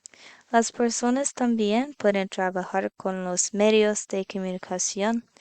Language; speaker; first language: Spanish; non-native, learner; English